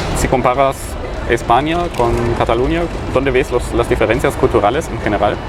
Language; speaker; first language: Spanish; non-native, fluent; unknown